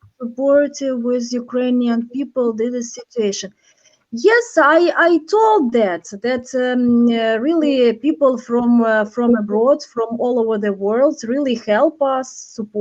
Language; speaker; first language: English; non-native, learner; Ukrainian